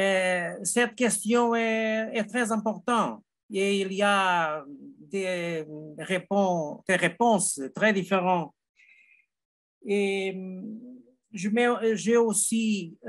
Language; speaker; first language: French; non-native, learner; Portuguese